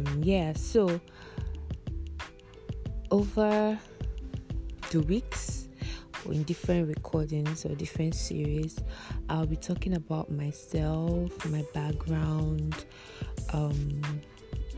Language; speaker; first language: English; non-native, local second language; Igbo